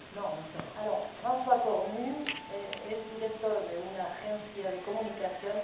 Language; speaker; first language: Spanish; non-native, fluent; French